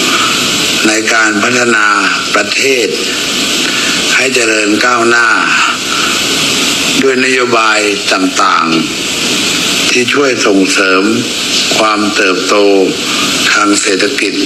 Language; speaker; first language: Thai; native; Thai